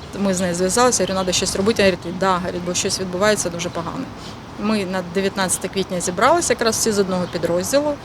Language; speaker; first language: Ukrainian; non-native, local second language; Russian